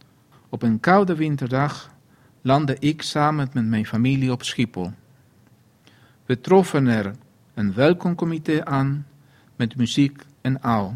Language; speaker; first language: Dutch; non-native, fluent; Spanish